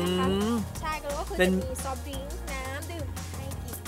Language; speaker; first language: Thai; native; Thai